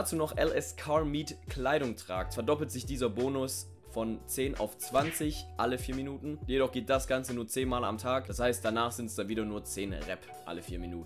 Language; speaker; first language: German; native; German